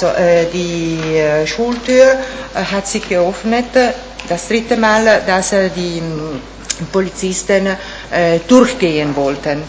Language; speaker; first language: German; non-native, fluent; Italian